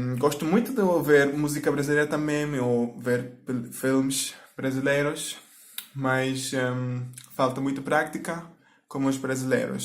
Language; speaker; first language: Portuguese; non-native, learner; Turkish